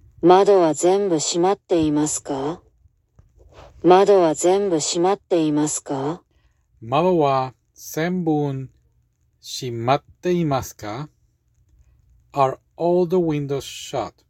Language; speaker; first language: Japanese; non-native, learner; English